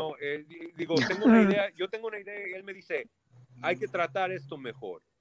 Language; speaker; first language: Spanish; early bilingual, heritage; Spanish